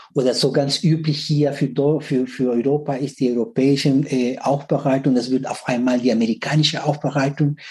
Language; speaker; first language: German; non-native, fluent; Spanish